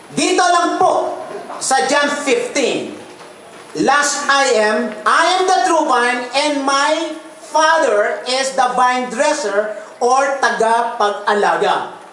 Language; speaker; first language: Filipino; non-native, local second language; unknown